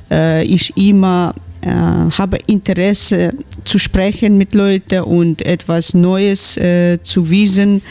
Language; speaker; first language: German; non-native, learner; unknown